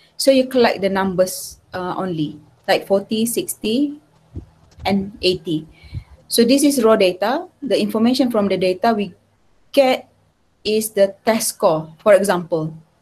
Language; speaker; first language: English; non-native, local second language; Malay